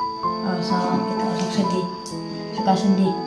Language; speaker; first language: Indonesian; non-native, local second language; Sundanese